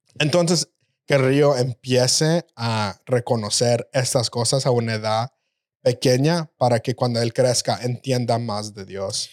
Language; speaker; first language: Spanish; early bilingual, heritage; Spanish